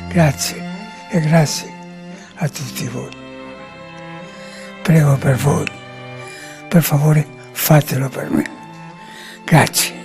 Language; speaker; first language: Italian; non-native, fluent; Spanish